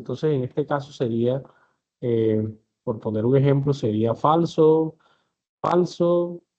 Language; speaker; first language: Spanish; native; Spanish